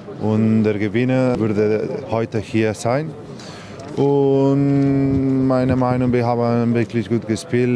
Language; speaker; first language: German; non-native, learner; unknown